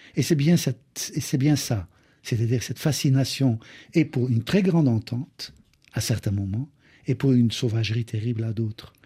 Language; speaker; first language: French; native; French